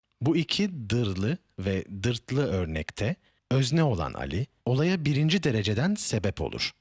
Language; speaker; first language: Turkish; native; Turkish